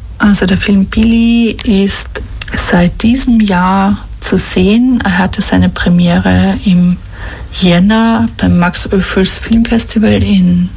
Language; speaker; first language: German; non-native, local second language; Slovenian